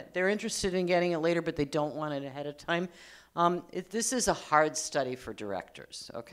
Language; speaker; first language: English; native; English